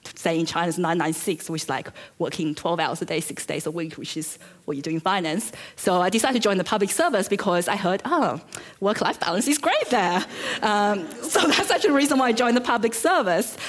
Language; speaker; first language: English; early bilingual, other home language; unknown